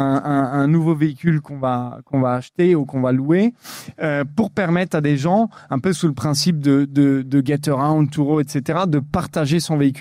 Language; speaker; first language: French; native; French